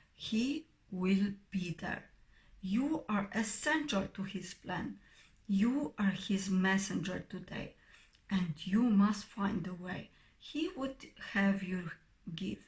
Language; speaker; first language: English; non-native, fluent; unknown